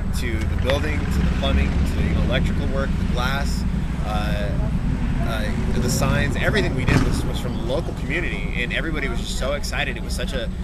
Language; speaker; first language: English; native; English